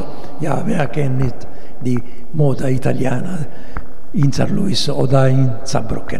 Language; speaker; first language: German; non-native, fluent; Italian